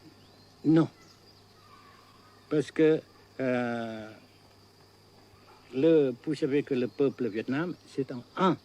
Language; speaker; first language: French; non-native, local second language; Vietnamese